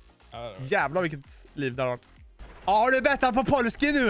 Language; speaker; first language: Swedish; native; Swedish